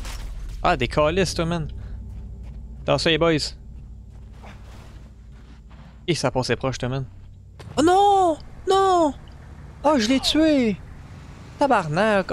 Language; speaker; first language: French; native; French